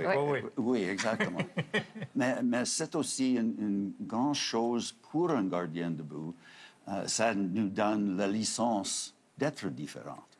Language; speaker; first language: French; non-native, fluent; English